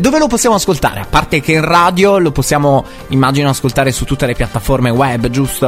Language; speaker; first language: Italian; native; Italian